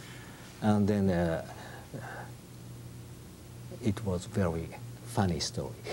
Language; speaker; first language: English; non-native, learner; Japanese